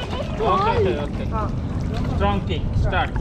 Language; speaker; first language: English; non-native, local second language; Hindi